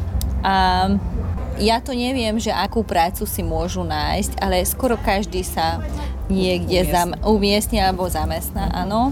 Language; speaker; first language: Slovak; non-native, local second language; Hungarian